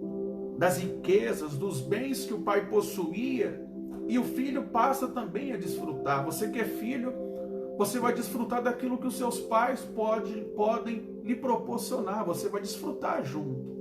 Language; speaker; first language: Portuguese; native; Portuguese